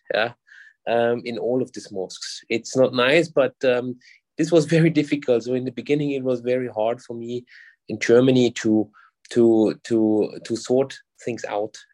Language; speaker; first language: English; non-native, fluent; German